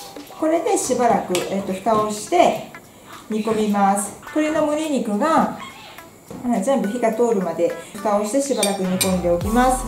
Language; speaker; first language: Japanese; native; Japanese